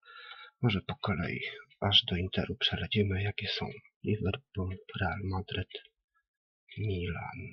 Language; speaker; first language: Polish; native; Polish